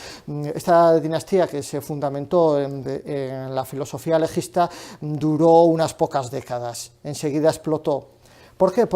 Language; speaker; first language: Spanish; native; Spanish